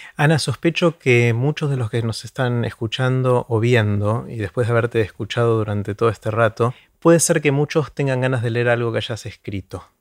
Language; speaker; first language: Spanish; native; Spanish